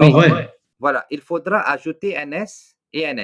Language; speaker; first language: French; non-native, fluent; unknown